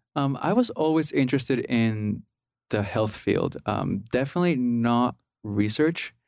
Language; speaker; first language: English; early bilingual, other home language; Spanish